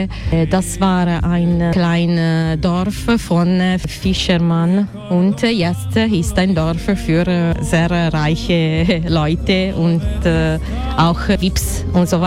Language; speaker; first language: German; non-native, learner; Italian